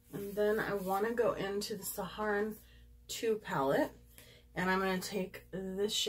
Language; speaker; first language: English; native; English